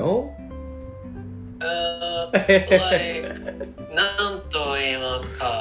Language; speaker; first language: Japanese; non-native, learner; Bangla